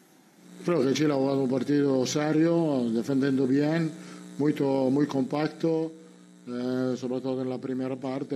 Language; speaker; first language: Spanish; non-native, fluent; Italian